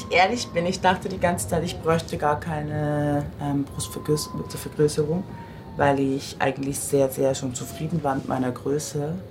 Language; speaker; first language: German; early bilingual, other home language; Japanese